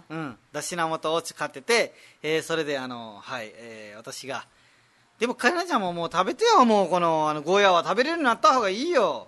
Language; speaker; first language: Japanese; non-native, fluent; Nepali